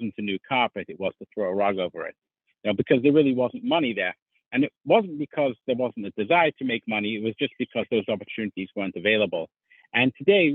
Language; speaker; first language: English; native; English